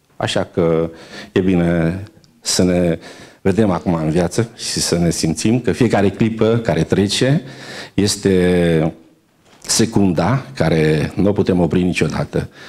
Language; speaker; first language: Romanian; native; Romanian